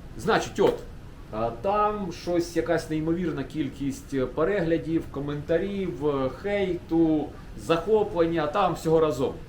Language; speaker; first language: Ukrainian; non-native, local second language; Russian